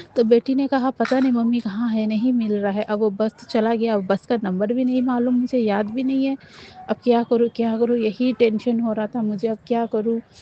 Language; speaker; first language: Hindi; non-native, local second language; Nepali